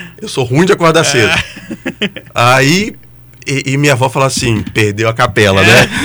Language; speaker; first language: Portuguese; native; Portuguese